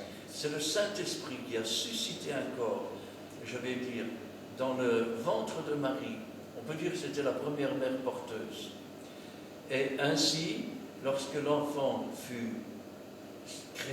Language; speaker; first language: French; native; French